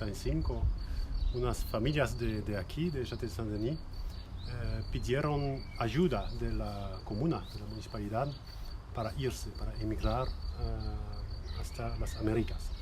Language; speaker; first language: Spanish; non-native, fluent; French